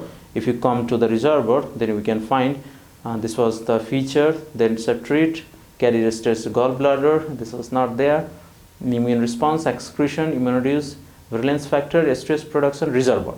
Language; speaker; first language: English; non-native, fluent; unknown